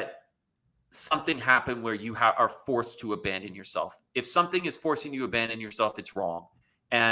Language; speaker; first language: English; native; English